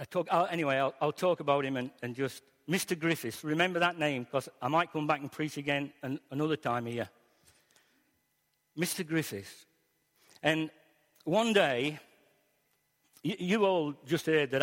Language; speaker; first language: English; native; English